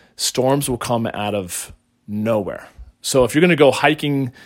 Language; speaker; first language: English; native; English